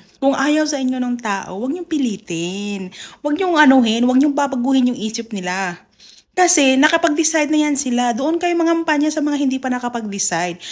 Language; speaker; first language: Filipino; non-native, local second language; Cebuano